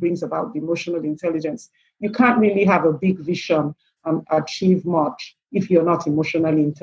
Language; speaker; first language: English; non-native, local second language; Yoruba